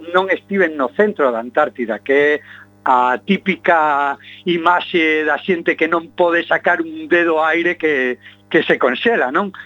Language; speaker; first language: Galician; non-native, local second language; Spanish